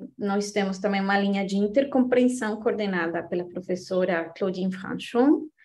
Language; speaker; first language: Portuguese; non-native, fluent; Spanish